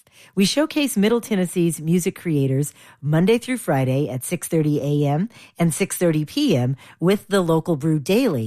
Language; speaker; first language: English; native; English